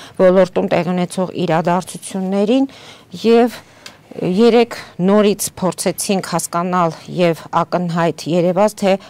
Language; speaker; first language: Armenian; native; Armenian